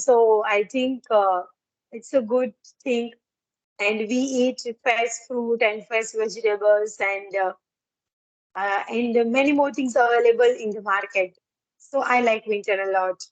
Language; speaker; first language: English; non-native, learner; Gujarati